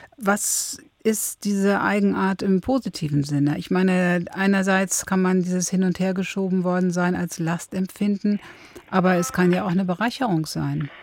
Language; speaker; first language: German; native; German